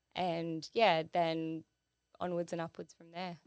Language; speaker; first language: English; native; English